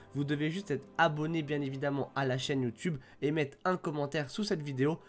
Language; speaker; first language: French; native; French